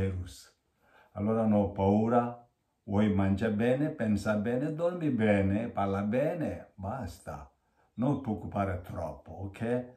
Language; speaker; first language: Italian; non-native, learner; Tibetan